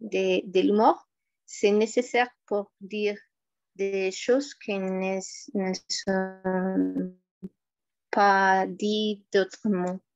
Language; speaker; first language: French; non-native, fluent; Spanish